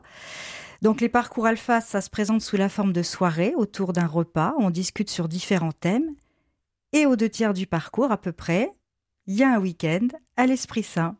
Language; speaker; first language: French; native; French